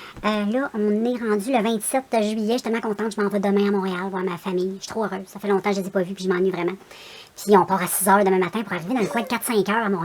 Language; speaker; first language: French; native; French